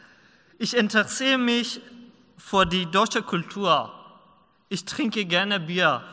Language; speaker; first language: German; non-native, learner; Persian